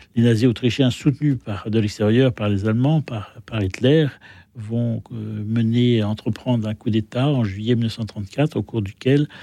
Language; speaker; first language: French; native; French